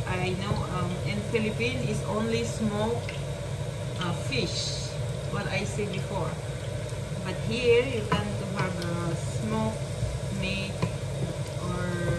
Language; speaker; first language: English; non-native, learner; Filipino